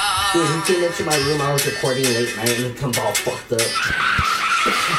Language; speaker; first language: English; early bilingual, other home language; Spanish